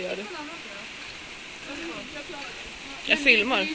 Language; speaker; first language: Swedish; native; Swedish